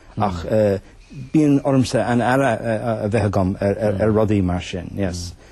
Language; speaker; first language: Irish; native; Irish